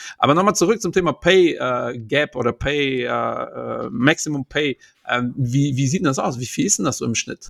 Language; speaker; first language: German; early bilingual, other home language; Portuguese